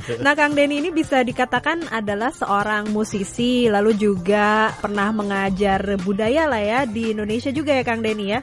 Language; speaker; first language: Indonesian; native; Indonesian